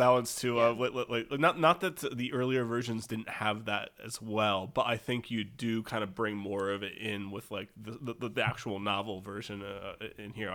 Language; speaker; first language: English; native; English